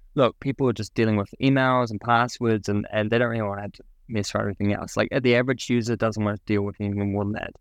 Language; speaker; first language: English; native; English